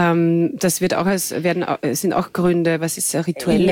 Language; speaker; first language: German; native; German